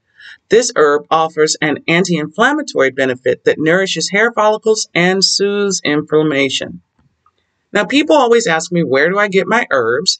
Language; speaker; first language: English; native; English